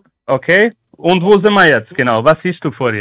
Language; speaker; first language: German; non-native, fluent; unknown